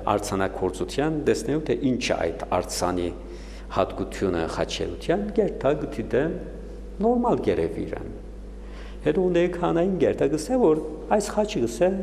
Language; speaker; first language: Armenian; early bilingual, heritage; Armenian